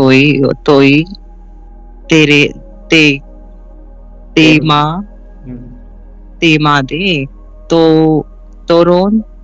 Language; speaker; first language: Japanese; non-native, learner; Hindi